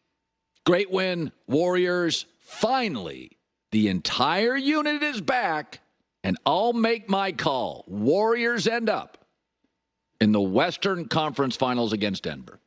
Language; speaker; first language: English; native; English